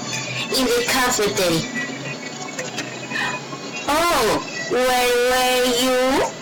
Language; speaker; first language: English; non-native, learner; Spanish